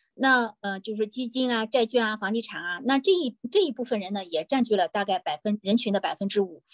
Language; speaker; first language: Chinese; native; Chinese